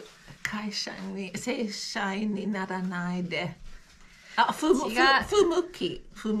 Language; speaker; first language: Japanese; non-native, fluent; English